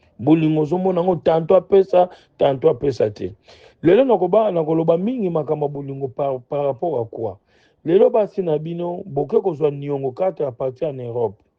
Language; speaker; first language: Lingala; non-native, local second language; Kongo